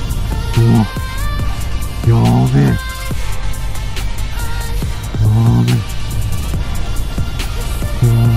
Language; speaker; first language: Japanese; native; Japanese